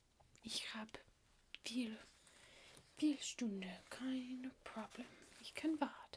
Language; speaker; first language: German; non-native, learner; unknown